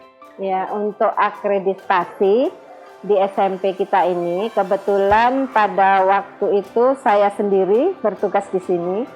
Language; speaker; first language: Indonesian; native; Indonesian